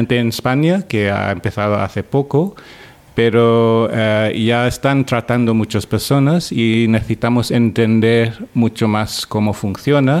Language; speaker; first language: Spanish; non-native, fluent; English